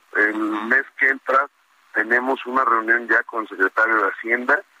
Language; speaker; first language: Spanish; native; Spanish